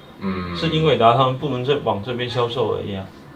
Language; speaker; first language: Chinese; native; Chinese